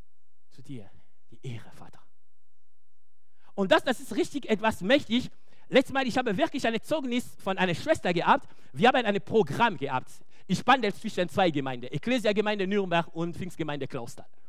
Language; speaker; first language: German; non-native, fluent; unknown